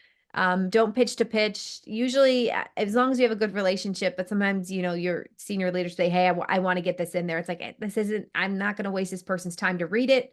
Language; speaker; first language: English; native; English